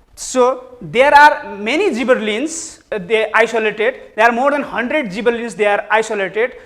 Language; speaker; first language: English; non-native, local second language; Nepali